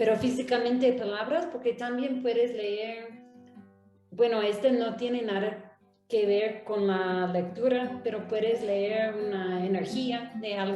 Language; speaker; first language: Spanish; non-native, fluent; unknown